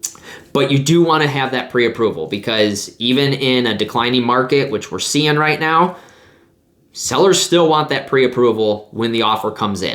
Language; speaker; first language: English; native; English